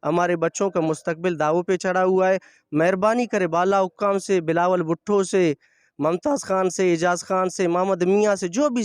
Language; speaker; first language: Hindi; non-native, local second language; Sindhi